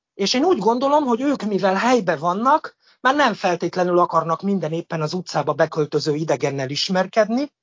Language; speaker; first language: Hungarian; native; Hungarian